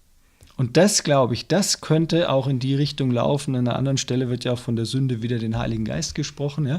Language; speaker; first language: German; native; German